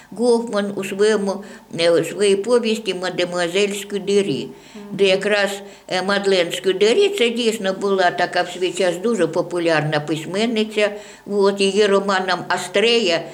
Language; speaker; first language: Ukrainian; native; Ukrainian